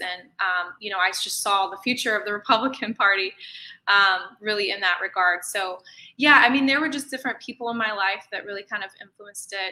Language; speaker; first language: English; native; English